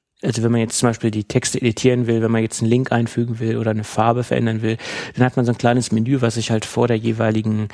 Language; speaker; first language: German; native; German